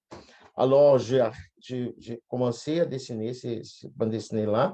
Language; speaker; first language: French; non-native, fluent; Portuguese